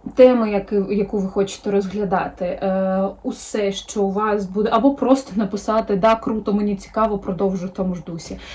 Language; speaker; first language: Ukrainian; non-native, local second language; Russian